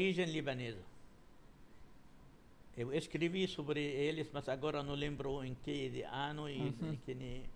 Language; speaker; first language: Portuguese; non-native, fluent; Arabic